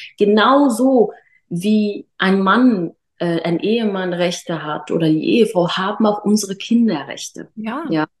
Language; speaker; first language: German; early bilingual, other home language; Arabic